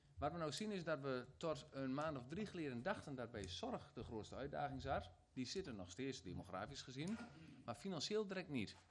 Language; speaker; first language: Dutch; native; Dutch